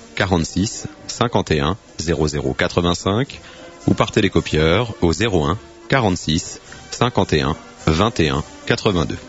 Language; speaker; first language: French; native; French